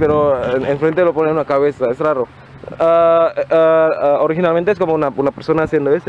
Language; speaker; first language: Spanish; non-native, learner; Indonesian